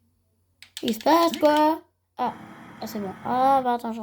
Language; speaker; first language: French; native; French